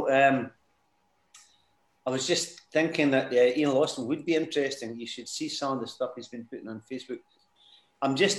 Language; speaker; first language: English; native; English